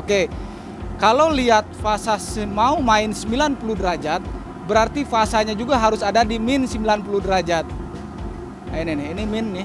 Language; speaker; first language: Indonesian; native; Indonesian